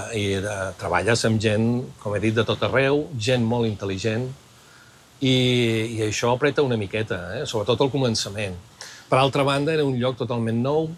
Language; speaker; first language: Catalan; native; Catalan